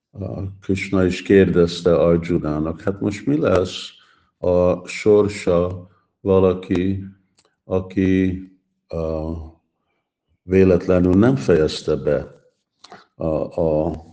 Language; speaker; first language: Hungarian; early bilingual, heritage; Hungarian